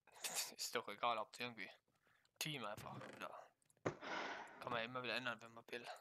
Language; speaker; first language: German; native; German